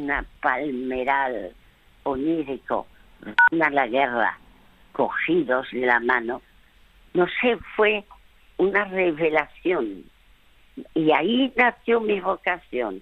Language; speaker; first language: Spanish; early bilingual, other home language; French